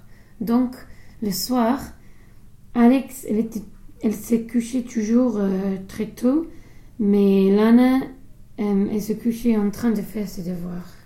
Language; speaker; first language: French; non-native, learner; English